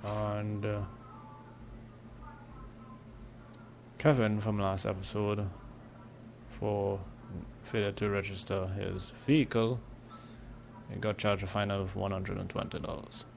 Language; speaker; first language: English; native; English